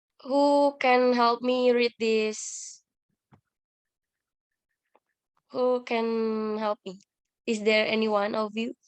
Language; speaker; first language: English; non-native, learner; Indonesian